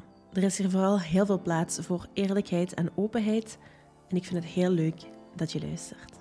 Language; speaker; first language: Dutch; native; Dutch